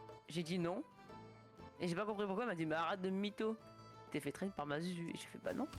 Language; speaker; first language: French; native; French